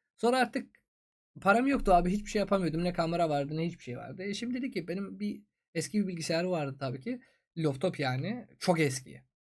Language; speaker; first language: Turkish; non-native, fluent; Persian